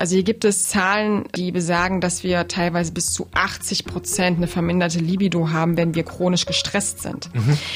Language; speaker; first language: German; native; German